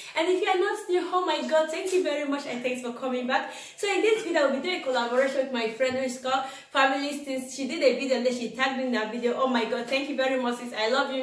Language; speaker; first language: English; non-native, local second language; Igbo